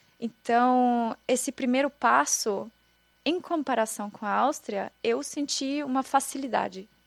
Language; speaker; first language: Portuguese; non-native, fluent; German